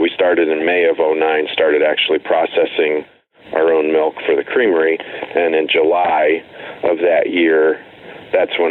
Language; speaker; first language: English; native; English